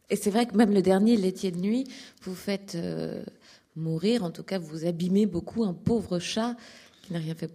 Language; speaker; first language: French; native; French